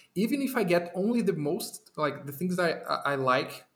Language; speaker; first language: English; non-native, fluent; Portuguese